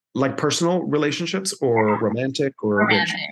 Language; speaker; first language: English; early bilingual, other home language; Spanish